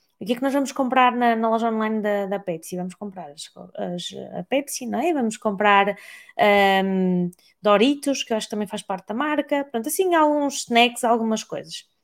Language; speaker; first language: Portuguese; native; Portuguese